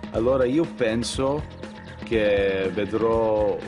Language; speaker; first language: Italian; early bilingual, other home language; English